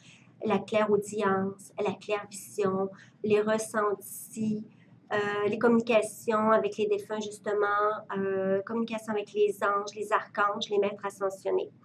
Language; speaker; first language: French; native; French